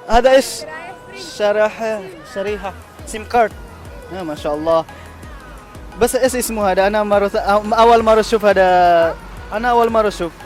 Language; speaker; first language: Arabic; non-native, learner; Indonesian